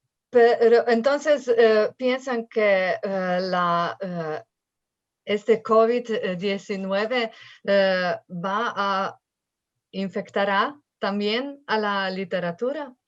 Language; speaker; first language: Spanish; non-native, fluent; Slovenian